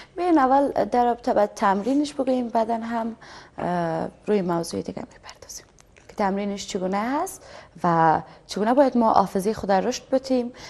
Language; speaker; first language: Persian; native; Persian